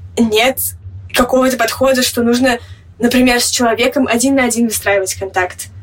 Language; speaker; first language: Russian; native; Russian